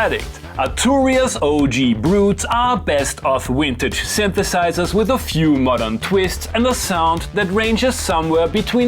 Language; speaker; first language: English; non-native, fluent; German